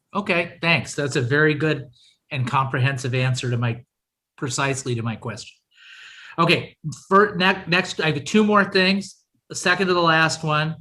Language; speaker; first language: English; native; English